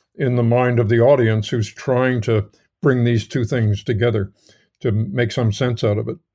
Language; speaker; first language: English; native; English